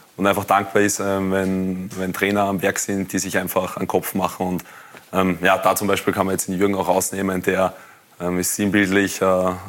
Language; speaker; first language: German; native; German